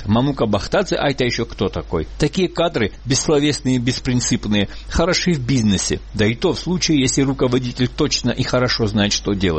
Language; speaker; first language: Russian; native; Russian